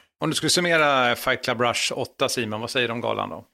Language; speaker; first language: Swedish; native; Swedish